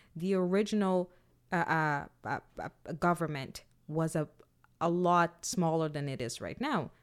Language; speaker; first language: English; non-native, fluent; Portuguese